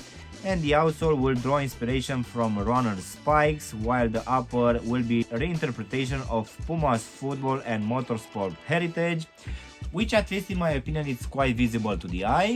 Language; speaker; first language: English; non-native, fluent; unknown